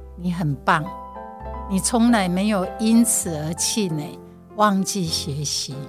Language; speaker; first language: Chinese; non-native, local second language; Min Nan Chinese